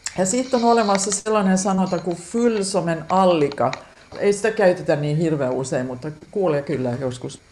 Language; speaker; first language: Finnish; non-native, local second language; Swedish